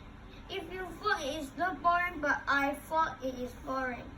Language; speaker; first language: English; non-native, local second language; Cantonese